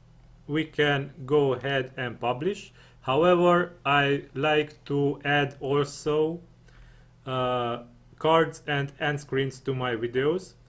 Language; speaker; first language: English; non-native, fluent; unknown